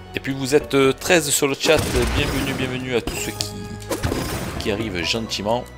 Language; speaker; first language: French; native; French